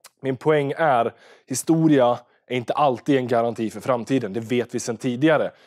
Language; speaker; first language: Swedish; native; Swedish